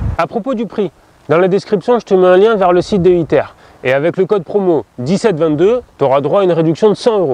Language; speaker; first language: French; native; French